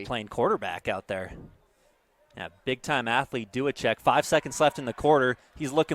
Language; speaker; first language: English; native; English